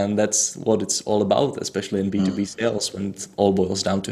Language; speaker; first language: English; non-native, fluent; Czech